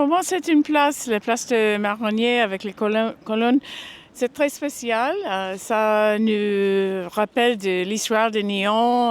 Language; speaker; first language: French; non-native, fluent; English